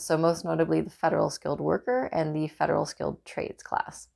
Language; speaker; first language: English; native; English